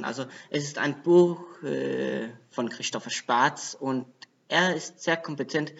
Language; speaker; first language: German; non-native, learner; Danish